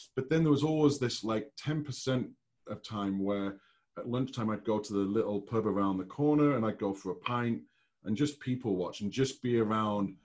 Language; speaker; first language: English; native; English